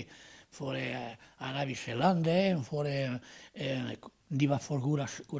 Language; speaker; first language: Dutch; non-native, learner; Spanish